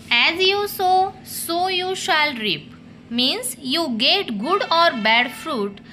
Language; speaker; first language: English; non-native, local second language; Marathi